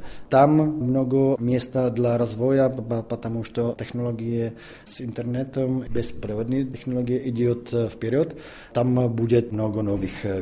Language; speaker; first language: Russian; non-native, fluent; Czech